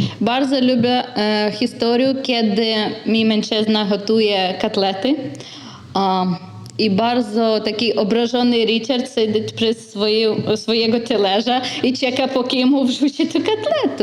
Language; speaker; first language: Polish; non-native, learner; Ukrainian